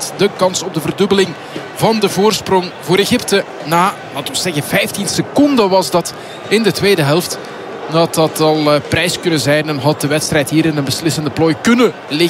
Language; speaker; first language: Dutch; native; Dutch